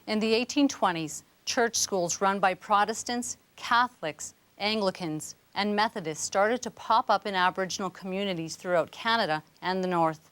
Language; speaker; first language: English; native; English